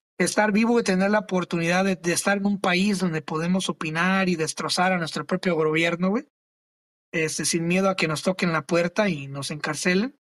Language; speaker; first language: Spanish; early bilingual, other home language; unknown